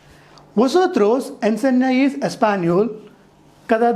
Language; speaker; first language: Spanish; non-native, fluent; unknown